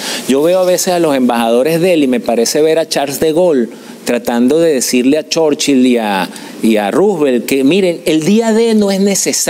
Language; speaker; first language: Spanish; native; Spanish